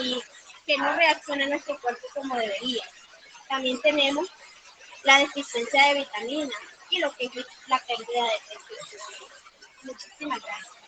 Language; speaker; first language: Spanish; native; Spanish